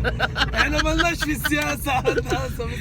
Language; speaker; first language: Arabic; native; Arabic